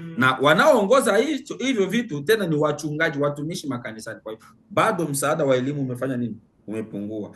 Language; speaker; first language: Swahili; native; Swahili